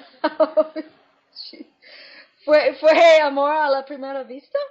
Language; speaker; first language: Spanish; non-native, fluent; English